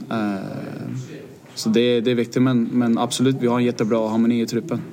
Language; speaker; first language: Swedish; non-native, fluent; Danish